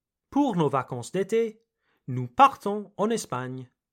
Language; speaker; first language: French; non-native, fluent; English